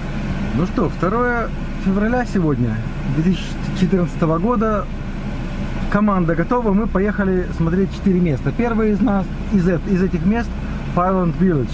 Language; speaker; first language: Russian; native; Russian